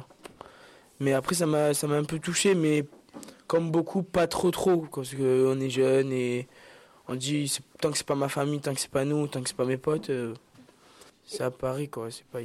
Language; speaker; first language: French; native; French